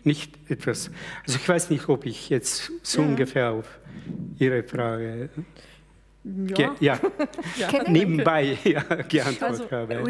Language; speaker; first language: German; early bilingual, other home language; Slovenian